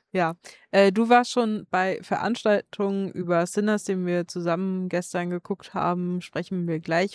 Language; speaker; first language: German; native; German